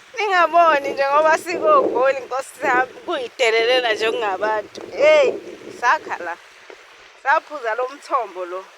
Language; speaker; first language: Zulu; native; Zulu